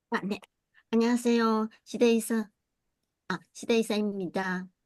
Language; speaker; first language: Korean; non-native, learner; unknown